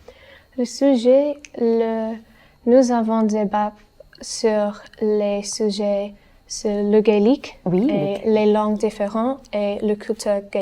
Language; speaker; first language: French; non-native, learner; English